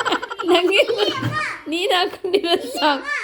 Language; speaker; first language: Kannada; native; Kannada